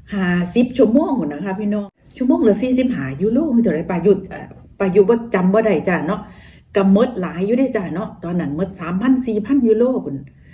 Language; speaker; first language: Thai; native; Thai